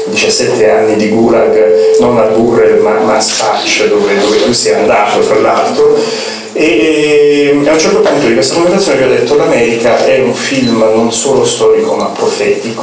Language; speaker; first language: Italian; native; Italian